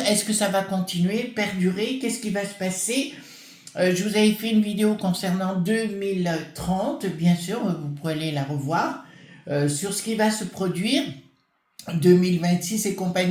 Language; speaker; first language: French; native; French